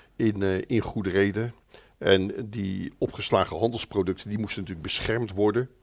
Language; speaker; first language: Dutch; native; Dutch